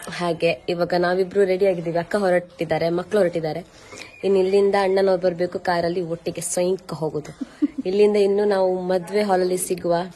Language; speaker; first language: Kannada; non-native, local second language; Tulu